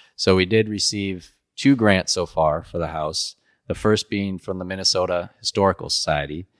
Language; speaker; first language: English; native; English